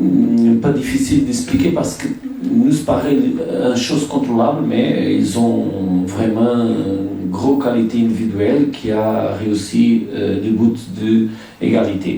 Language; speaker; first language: French; non-native, fluent; Portuguese